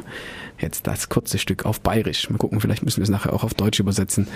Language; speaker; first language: German; native; German